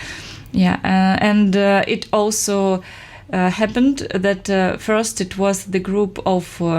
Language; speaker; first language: English; non-native, fluent; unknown